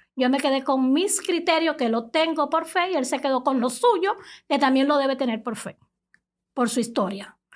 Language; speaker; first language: Spanish; native; Spanish